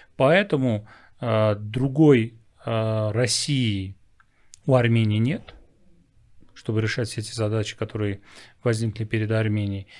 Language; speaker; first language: Russian; non-native, local second language; Armenian